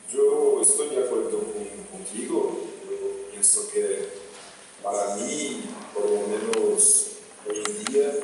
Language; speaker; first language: Spanish; non-native, fluent; Portuguese